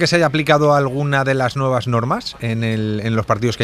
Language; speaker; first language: Spanish; native; Spanish